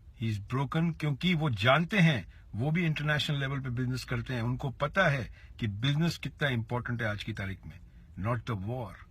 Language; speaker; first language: Hindi; native; Hindi